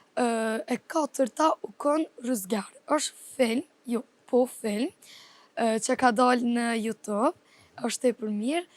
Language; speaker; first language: Albanian; non-native, fluent; Turkish